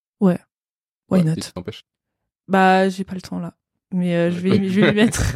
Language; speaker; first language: French; native; French